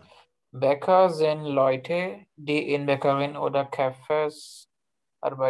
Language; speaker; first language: German; non-native, learner; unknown